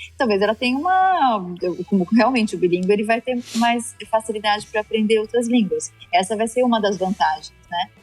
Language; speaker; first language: Portuguese; native; Portuguese